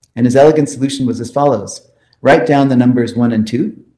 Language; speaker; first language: English; early bilingual, other home language; Hindi